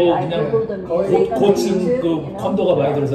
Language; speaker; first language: Korean; native; Korean